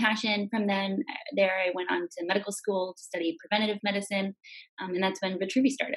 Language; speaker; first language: English; native; English